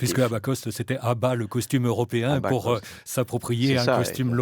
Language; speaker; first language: French; native; French